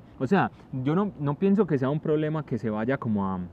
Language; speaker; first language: Spanish; native; Spanish